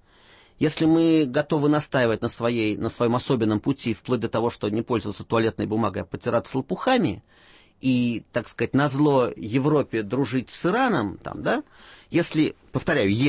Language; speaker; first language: Russian; native; Russian